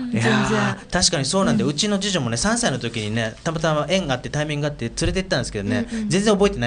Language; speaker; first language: Japanese; native; Japanese